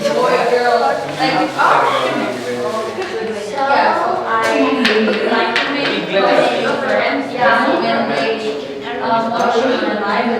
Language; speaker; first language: English; non-native, learner; Indonesian